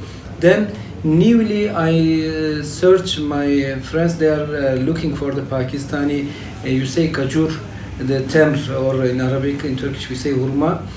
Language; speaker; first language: English; non-native, fluent; Turkish